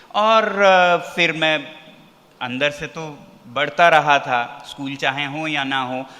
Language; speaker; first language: Hindi; non-native, local second language; Ladakhi